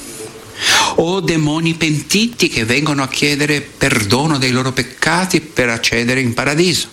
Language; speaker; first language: Italian; non-native, fluent; Portuguese